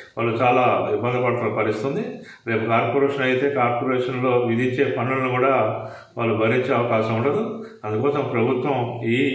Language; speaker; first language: Telugu; native; Telugu